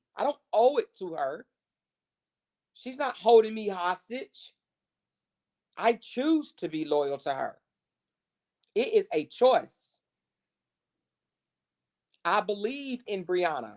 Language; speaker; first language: English; native; English